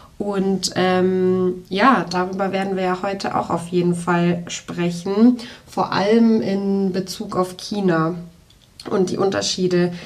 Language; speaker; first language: German; native; German